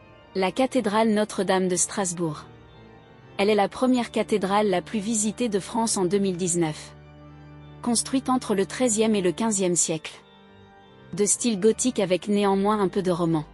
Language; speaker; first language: French; native; French